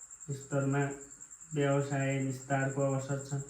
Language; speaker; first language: Nepali; native; Nepali